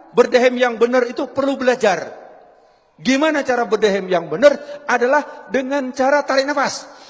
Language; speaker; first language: Indonesian; native; Indonesian